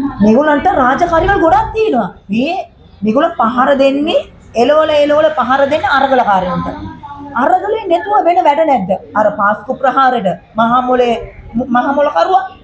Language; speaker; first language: Sinhala; non-native, local second language; Tamil